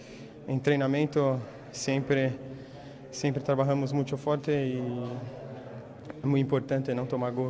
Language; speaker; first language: Spanish; non-native, learner; Portuguese